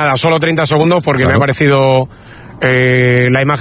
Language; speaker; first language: Spanish; native; Spanish